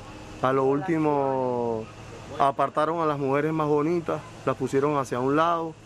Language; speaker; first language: Spanish; native; Spanish